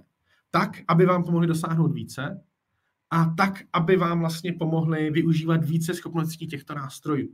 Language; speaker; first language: Czech; native; Czech